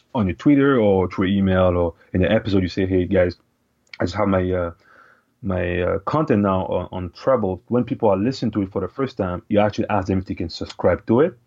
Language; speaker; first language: English; non-native, local second language; French